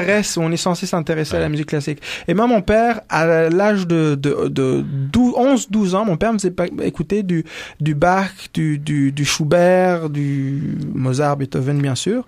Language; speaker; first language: French; non-native, local second language; Kinyarwanda